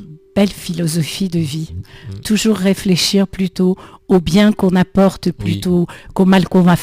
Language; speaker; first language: French; native; French